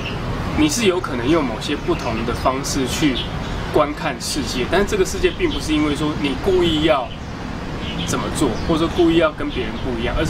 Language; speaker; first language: Chinese; native; Chinese